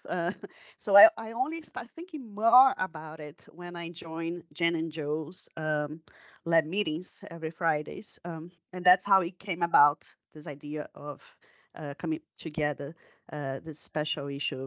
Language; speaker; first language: English; non-native, fluent; Portuguese